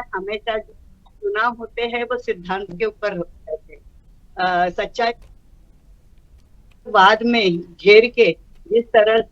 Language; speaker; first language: Hindi; non-native, local second language; Marathi